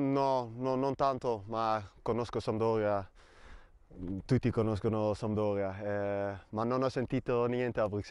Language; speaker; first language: Italian; non-native, fluent; Dutch